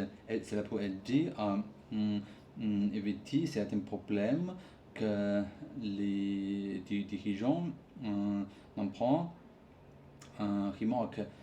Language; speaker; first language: French; non-native, learner; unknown